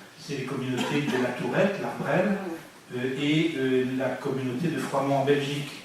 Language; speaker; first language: French; native; French